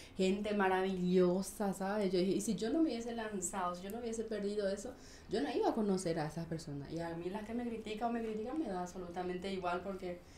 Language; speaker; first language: Spanish; native; Spanish